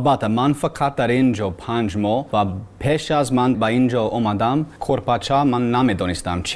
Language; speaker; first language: Persian; non-native, learner; English